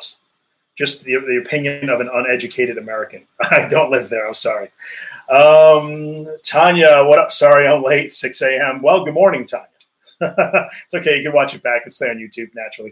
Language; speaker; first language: English; native; English